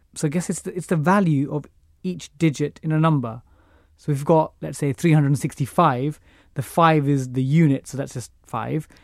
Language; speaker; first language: English; native; English